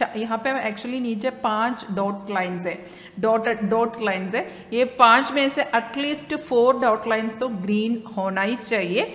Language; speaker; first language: Hindi; non-native, local second language; Malayalam